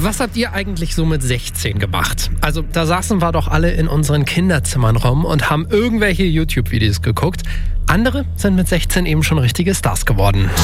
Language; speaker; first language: German; native; German